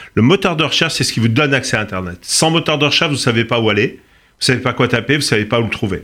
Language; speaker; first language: French; native; French